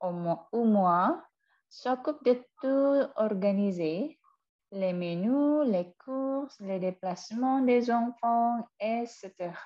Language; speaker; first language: French; non-native, fluent; Indonesian